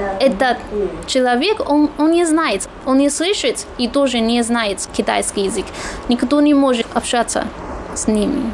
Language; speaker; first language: Russian; non-native, fluent; Chinese